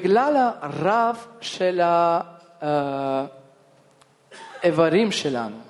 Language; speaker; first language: Hebrew; non-native, fluent; Russian